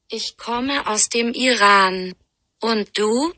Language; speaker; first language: German; non-native, learner; Persian